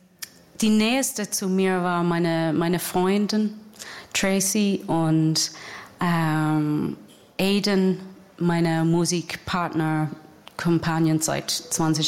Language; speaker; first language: German; non-native, fluent; English